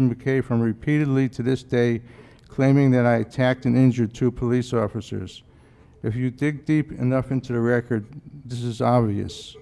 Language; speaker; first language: English; native; English